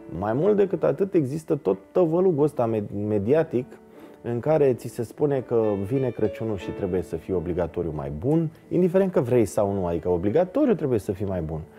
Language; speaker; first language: Romanian; native; Romanian